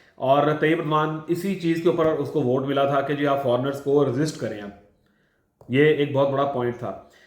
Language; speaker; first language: Urdu; non-native, local second language; Punjabi